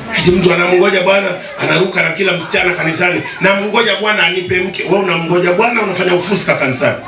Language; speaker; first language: Swahili; native; Swahili